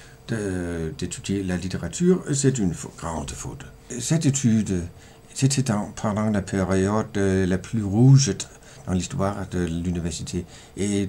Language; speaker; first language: French; non-native, fluent; Danish